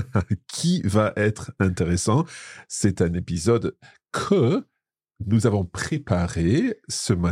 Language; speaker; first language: French; non-native, fluent; English